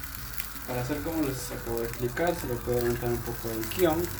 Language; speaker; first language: Spanish; native; Spanish